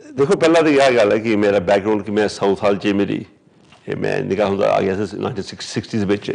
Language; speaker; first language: Punjabi; early bilingual, heritage; Punjabi